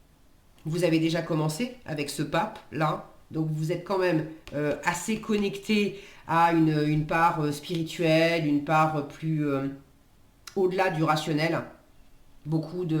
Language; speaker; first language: French; native; French